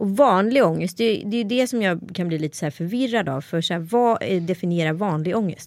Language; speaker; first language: Swedish; native; Swedish